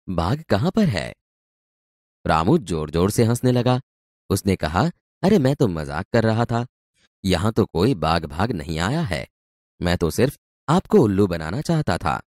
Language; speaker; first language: Hindi; non-native, local second language; Gujarati